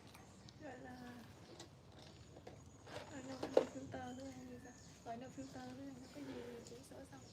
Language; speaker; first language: Vietnamese; native; Vietnamese